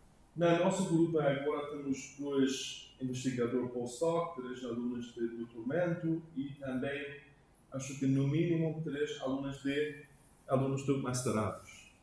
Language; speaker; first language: Portuguese; non-native, learner; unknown